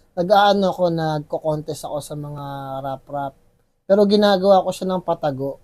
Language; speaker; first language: Filipino; non-native, local second language; Waray